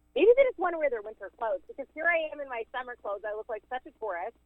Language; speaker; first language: English; native; English